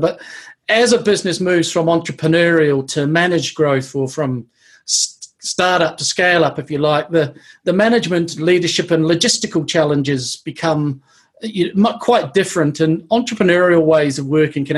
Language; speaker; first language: English; native; English